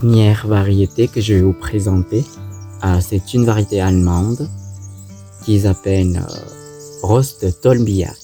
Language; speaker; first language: French; non-native, fluent; Thai